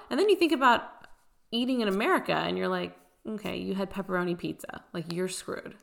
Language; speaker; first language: English; early bilingual, other home language; Persian